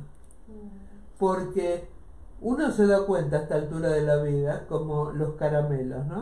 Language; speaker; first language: Spanish; native; Spanish